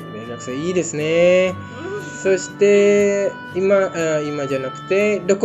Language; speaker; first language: Japanese; non-native, fluent; Indonesian